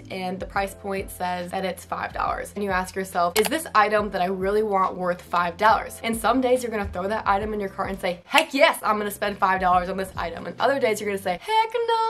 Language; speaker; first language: English; native; English